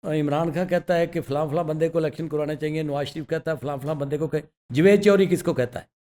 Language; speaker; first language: Urdu; non-native, local second language; Punjabi